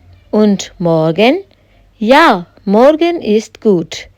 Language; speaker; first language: German; non-native, fluent; Hindi